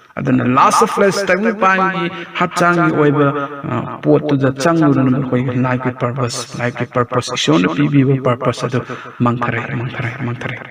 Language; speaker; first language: Manipuri; non-native, local second language; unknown